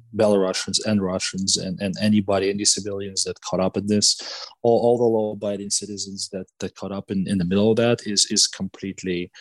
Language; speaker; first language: English; non-native, fluent; Russian